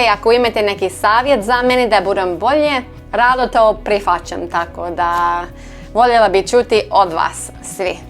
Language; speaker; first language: Croatian; non-native, learner; English